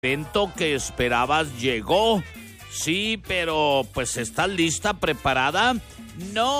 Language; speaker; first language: Spanish; native; Spanish